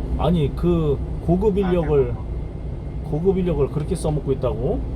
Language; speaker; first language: Korean; native; Korean